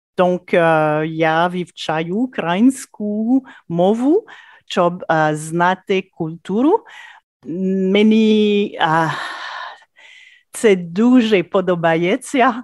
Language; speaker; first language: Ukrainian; non-native, learner; French